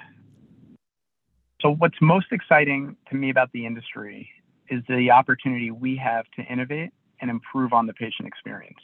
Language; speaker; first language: English; native; English